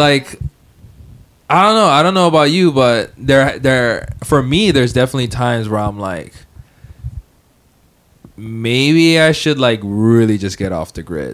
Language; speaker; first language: English; native; English